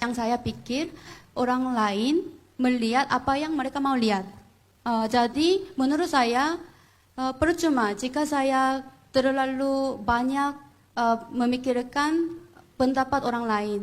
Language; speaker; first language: Indonesian; non-native, fluent; Korean